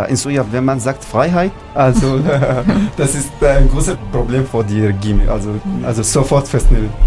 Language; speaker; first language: German; non-native, learner; Arabic